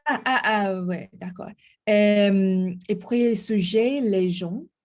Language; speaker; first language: French; non-native, learner; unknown